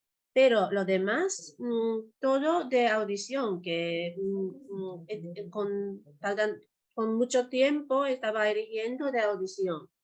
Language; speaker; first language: Spanish; non-native, learner; Japanese